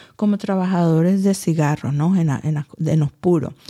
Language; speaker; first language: Spanish; early bilingual, heritage; Spanish